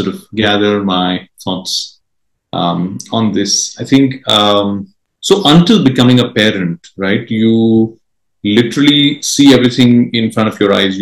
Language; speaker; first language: English; non-native, local second language; Marathi